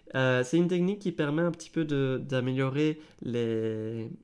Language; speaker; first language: French; native; French